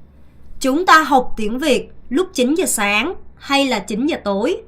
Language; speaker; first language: Vietnamese; non-native, fluent; Korean